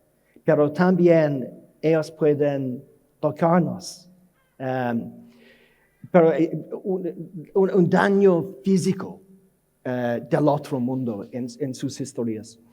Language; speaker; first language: Spanish; non-native, learner; English